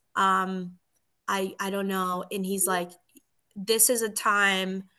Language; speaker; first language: English; early bilingual, other home language; Spanish